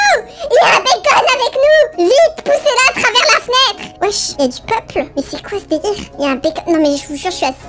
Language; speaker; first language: French; early bilingual, other home language; Polish